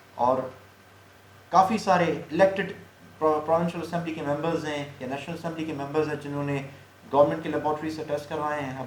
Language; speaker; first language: Urdu; non-native, local second language; Sindhi